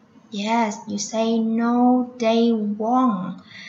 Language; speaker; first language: English; non-native, fluent; Vietnamese